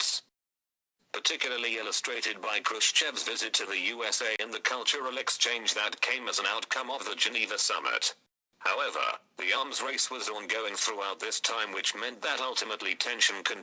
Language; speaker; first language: English; native; English